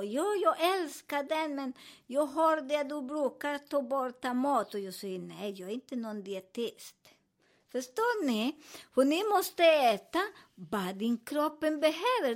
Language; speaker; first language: Swedish; non-native, learner; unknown